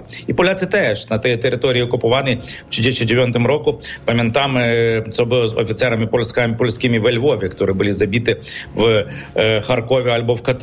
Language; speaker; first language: Polish; non-native, fluent; Ukrainian